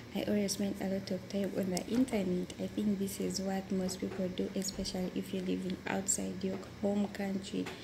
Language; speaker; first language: English; non-native, local second language; Ganda